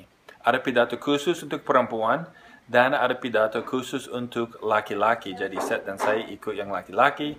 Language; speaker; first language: Indonesian; non-native, fluent; English